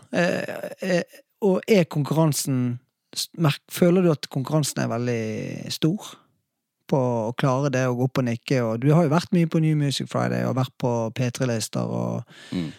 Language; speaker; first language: Norwegian; native; Norwegian